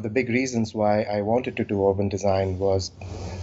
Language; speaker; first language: English; non-native, local second language; Hindi